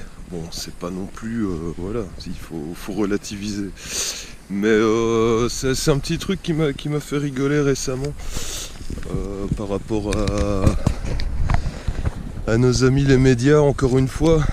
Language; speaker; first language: French; native; French